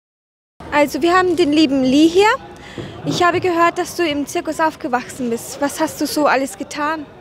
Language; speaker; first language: German; native; German